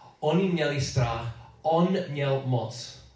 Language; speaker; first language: Czech; non-native, learner; English